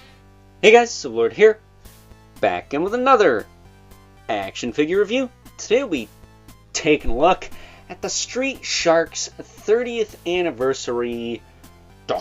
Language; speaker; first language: English; native; English